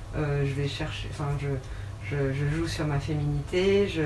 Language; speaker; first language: French; native; French